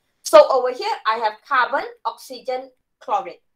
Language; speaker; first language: English; non-native, local second language; Malay